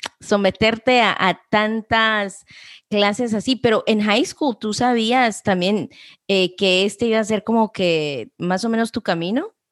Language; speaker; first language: Spanish; early bilingual, heritage; Spanish